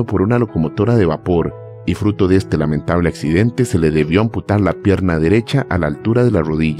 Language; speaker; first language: Spanish; native; Spanish